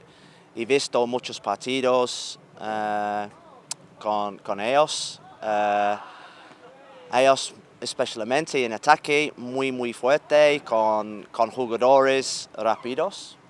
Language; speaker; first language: Spanish; non-native, learner; English